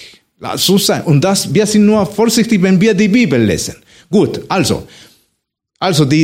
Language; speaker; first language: German; non-native, fluent; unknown